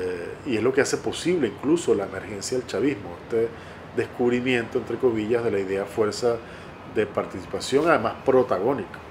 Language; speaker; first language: Spanish; native; Spanish